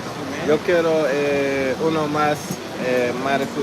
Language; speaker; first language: Spanish; non-native, learner; English